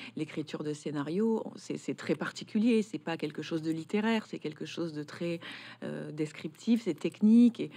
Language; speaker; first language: French; native; French